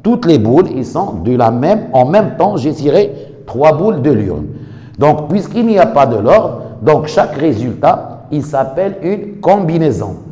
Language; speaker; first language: French; non-native, local second language; Arabic